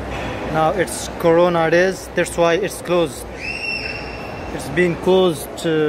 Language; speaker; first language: English; non-native, fluent; Pashto